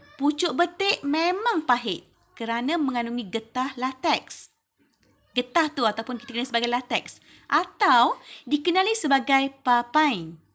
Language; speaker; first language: Malay; native; Malay